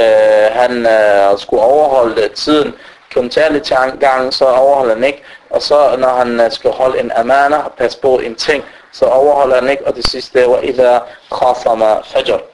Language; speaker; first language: Danish; non-native, fluent; Arabic